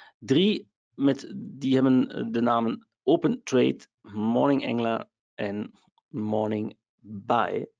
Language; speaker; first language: Dutch; non-native, local second language; German